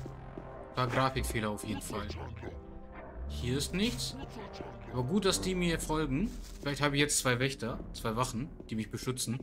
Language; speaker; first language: German; native; German